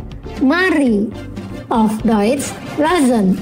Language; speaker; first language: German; non-native, fluent; Indonesian